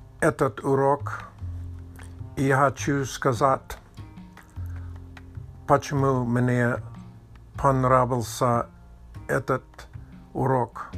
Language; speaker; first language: Russian; non-native, learner; Czech